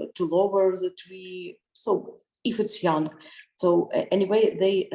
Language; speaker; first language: English; non-native, learner; Ukrainian